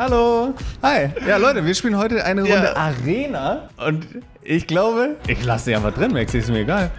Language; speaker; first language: German; native; German